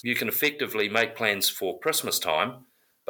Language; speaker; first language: English; native; English